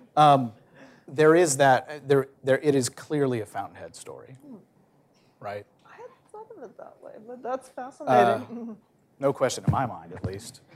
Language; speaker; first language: English; early bilingual, other home language; Russian